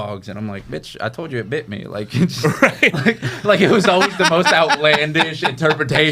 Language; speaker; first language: English; native; English